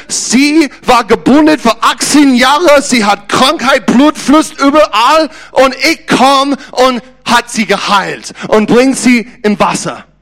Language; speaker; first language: German; non-native, learner; English